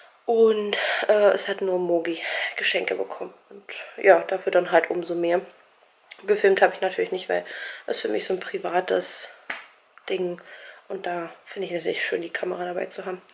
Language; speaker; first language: German; native; German